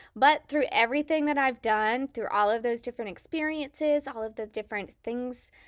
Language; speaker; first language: English; native; English